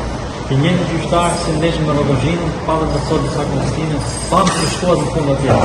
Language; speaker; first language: Albanian; native; Albanian